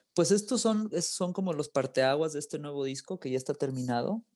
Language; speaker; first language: Spanish; early bilingual, heritage; Spanish